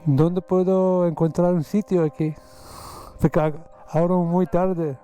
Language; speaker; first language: Spanish; non-native, learner; Persian